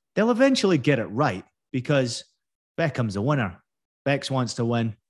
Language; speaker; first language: English; native; English